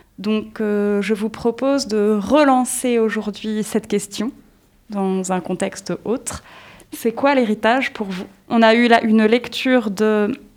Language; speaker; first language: French; native; French